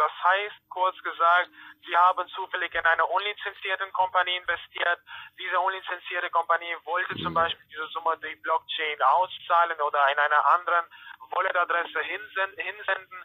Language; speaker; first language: German; non-native, fluent; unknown